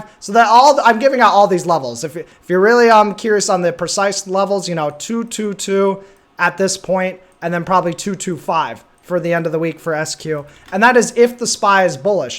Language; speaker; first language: English; native; English